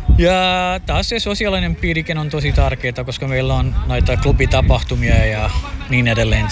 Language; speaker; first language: Finnish; non-native, fluent; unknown